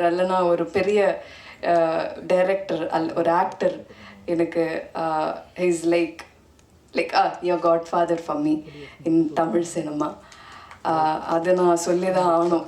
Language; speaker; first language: Tamil; non-native, fluent; Malayalam